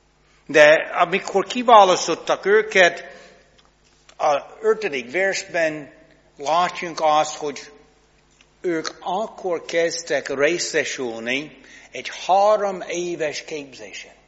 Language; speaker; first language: Hungarian; non-native, fluent; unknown